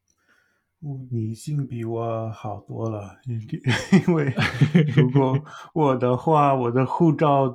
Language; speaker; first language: Chinese; non-native, fluent; English